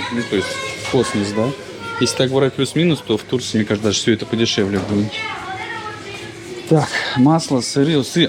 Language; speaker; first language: Russian; native; Russian